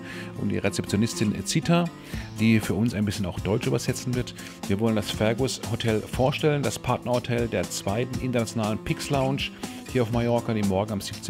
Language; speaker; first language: German; native; German